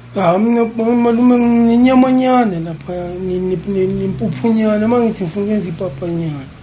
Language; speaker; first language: Zulu; non-native, local second language; Xhosa